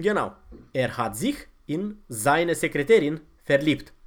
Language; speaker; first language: German; non-native, fluent; Romanian